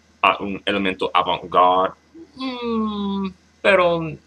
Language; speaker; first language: Spanish; non-native, learner; English